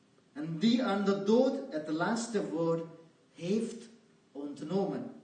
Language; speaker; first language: Dutch; non-native, fluent; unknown